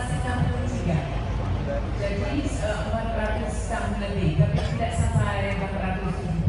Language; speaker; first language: Indonesian; non-native, fluent; English